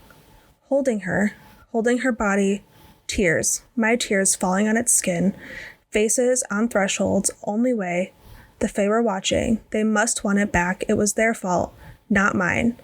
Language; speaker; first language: English; native; English